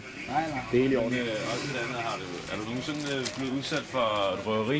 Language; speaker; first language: Danish; native; Danish